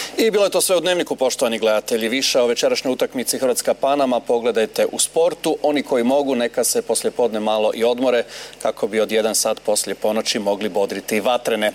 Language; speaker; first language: Croatian; native; Croatian